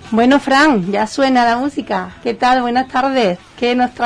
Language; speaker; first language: Spanish; native; Spanish